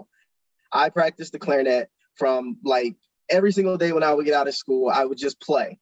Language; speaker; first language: English; native; English